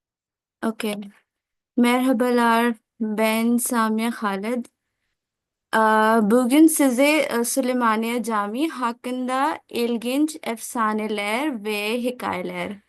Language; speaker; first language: Turkish; non-native, learner; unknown